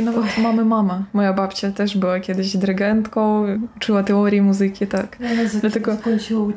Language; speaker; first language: Polish; non-native, fluent; Russian